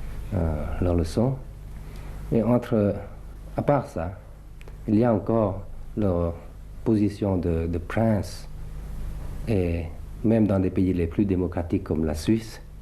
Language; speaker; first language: French; early bilingual, other home language; Thai